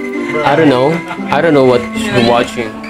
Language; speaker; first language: English; non-native, local second language; Filipino